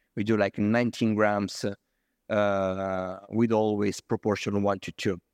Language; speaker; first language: English; non-native, fluent; Italian